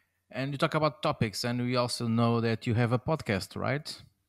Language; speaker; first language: English; non-native, fluent; Portuguese